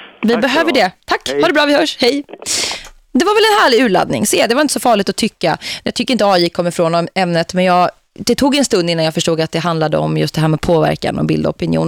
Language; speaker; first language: Swedish; native; Swedish